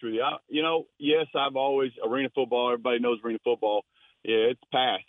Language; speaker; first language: English; native; English